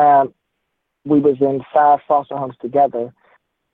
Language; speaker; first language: English; native; English